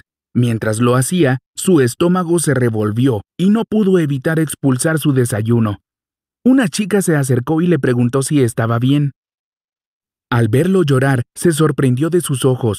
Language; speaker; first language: Spanish; native; Spanish